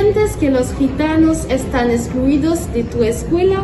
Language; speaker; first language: Spanish; non-native, learner; French